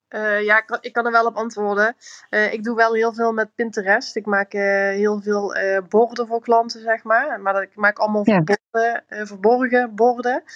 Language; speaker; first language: Dutch; native; Dutch